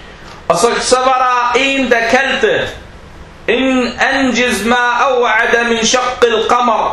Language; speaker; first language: Danish; early bilingual, other home language; Arabic